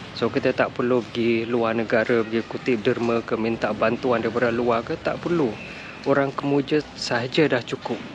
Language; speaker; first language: Malay; non-native, fluent; Western Cham